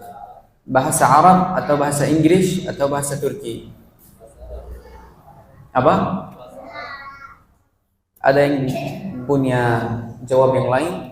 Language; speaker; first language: Indonesian; non-native, fluent; Arabic